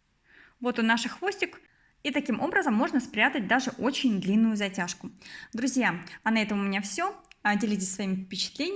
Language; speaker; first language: Russian; native; Russian